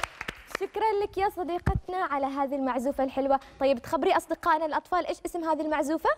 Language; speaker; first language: Arabic; native; Arabic